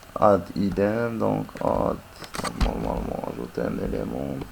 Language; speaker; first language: French; non-native, local second language; Arabic